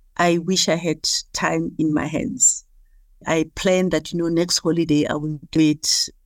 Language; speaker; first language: English; non-native, local second language; Southern Sotho